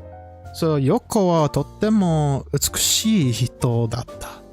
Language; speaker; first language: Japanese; non-native, learner; English